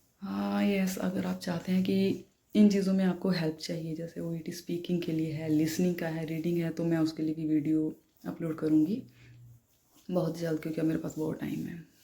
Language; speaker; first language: Hindi; non-native, local second language; Punjabi